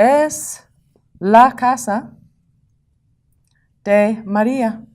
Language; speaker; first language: Spanish; non-native, fluent; English